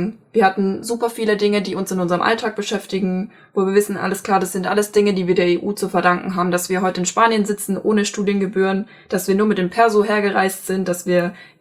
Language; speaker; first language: German; native; German